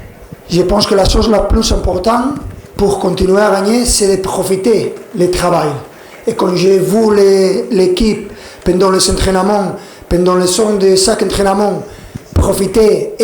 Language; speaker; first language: French; non-native, fluent; Spanish